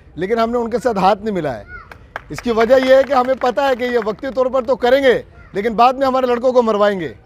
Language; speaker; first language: Urdu; non-native, local second language; Bangla